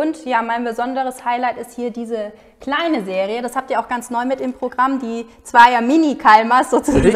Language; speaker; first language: German; native; German